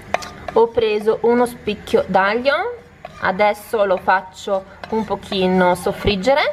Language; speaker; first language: Italian; native; Italian